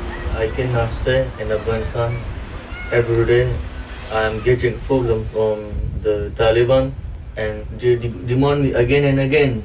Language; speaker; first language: English; non-native, learner; Pashto